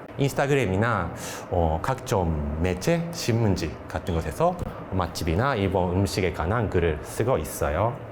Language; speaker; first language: Korean; non-native, fluent; Japanese